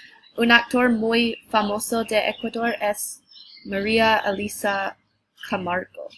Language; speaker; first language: Spanish; non-native, learner; English